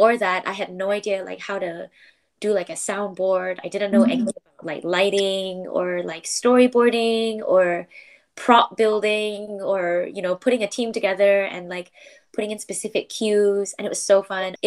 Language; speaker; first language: English; non-native, local second language; Chinese